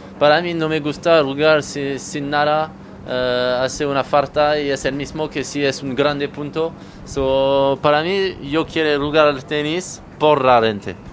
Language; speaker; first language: Spanish; non-native, learner; French